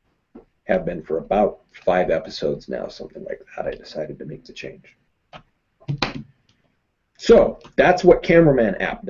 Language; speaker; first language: English; native; English